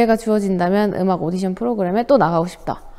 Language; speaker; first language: Korean; native; Korean